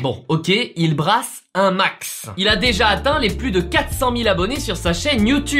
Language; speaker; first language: French; native; French